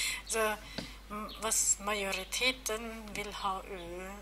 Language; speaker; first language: Swedish; non-native, learner; German